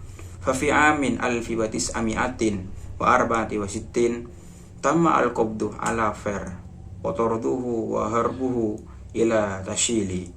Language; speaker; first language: Arabic; non-native, learner; Indonesian